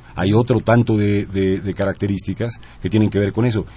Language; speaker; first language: Spanish; native; Spanish